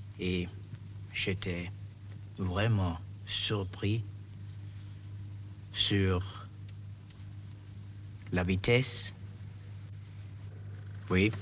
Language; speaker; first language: French; non-native, fluent; German